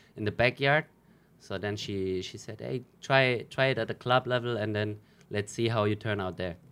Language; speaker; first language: English; non-native, fluent; German